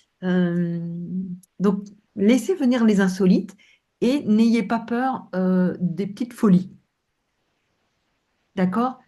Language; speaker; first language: French; native; French